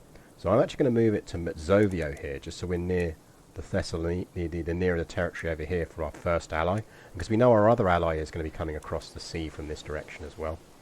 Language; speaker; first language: English; native; English